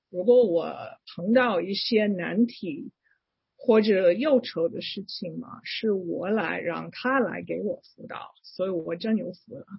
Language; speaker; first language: Chinese; non-native, fluent; English